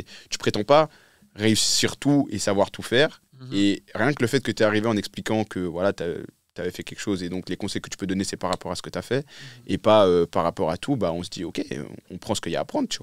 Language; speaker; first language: French; native; French